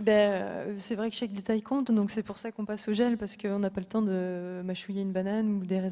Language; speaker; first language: French; native; French